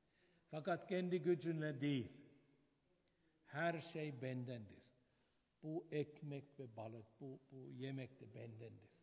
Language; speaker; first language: Turkish; non-native, fluent; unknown